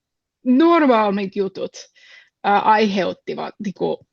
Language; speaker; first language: Finnish; non-native, fluent; English